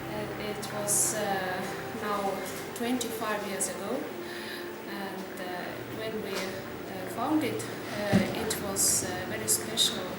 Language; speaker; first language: English; non-native, learner; Estonian